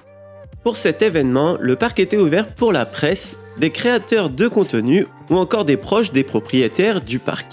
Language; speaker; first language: French; native; French